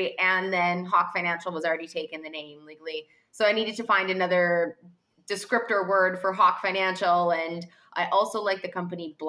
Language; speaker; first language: English; native; English